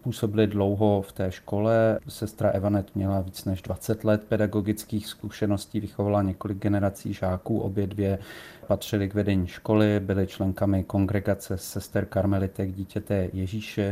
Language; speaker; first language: Czech; native; Czech